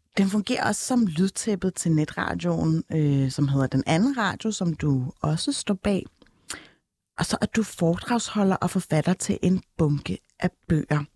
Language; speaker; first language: Danish; early bilingual, other home language; Turkish